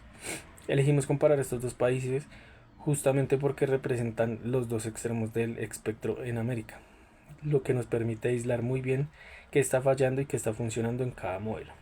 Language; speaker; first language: Spanish; native; Spanish